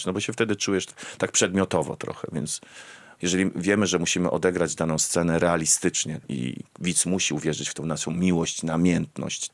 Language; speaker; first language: Polish; native; Polish